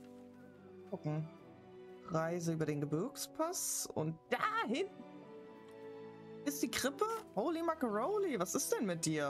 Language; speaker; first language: German; native; German